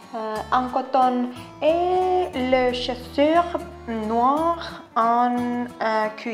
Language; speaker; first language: French; non-native, learner; Estonian